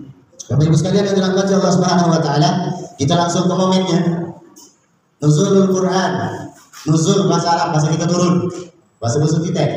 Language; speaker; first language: Malay; native; Malay